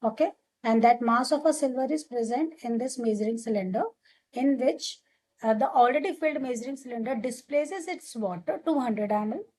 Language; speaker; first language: English; non-native, local second language; Hindi